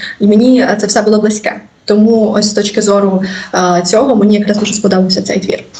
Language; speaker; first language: Ukrainian; native; Ukrainian